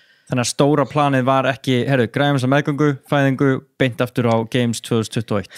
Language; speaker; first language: Icelandic; native; Icelandic